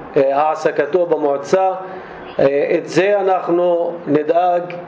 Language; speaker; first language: Hebrew; non-native, local second language; Arabic